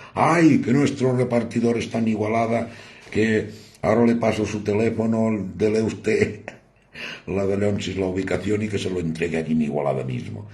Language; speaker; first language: Spanish; non-native, local second language; Catalan